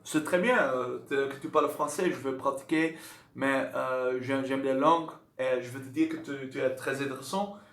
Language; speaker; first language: French; non-native, learner; Dutch